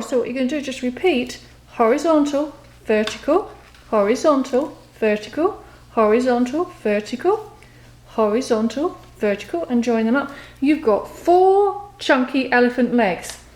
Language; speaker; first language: English; native; English